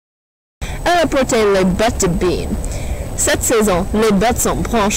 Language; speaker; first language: French; non-native, learner; English